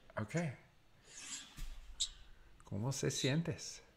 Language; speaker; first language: Spanish; non-native, learner; English